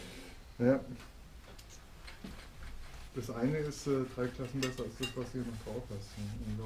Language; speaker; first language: German; native; German